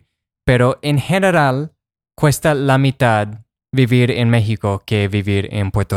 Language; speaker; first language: Spanish; non-native, fluent; English